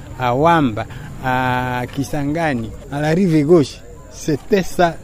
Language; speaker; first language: French; non-native, local second language; Swahili